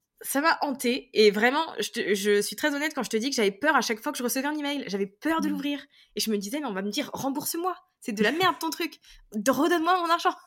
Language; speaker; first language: French; native; French